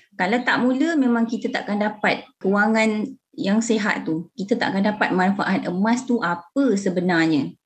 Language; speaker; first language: Malay; native; Malay